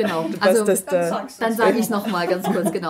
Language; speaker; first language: German; native; German